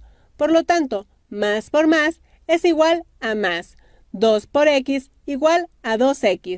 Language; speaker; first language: Spanish; native; Spanish